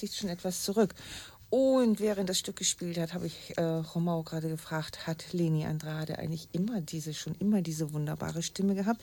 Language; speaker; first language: German; native; German